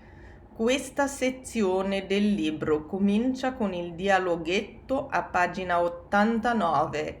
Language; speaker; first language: Italian; non-native, fluent; English